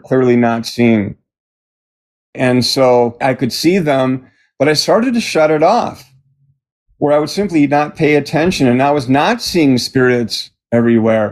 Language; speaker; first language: English; native; English